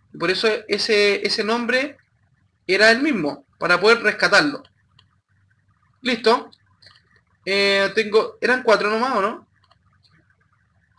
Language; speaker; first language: Spanish; native; Spanish